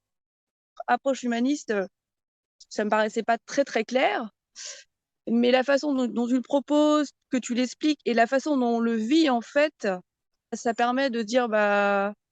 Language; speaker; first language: French; native; French